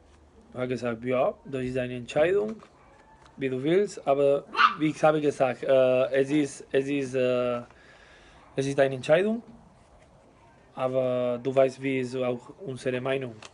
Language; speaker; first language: German; non-native, learner; Spanish